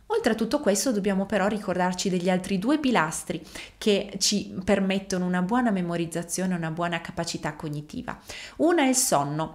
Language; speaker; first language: Italian; native; Italian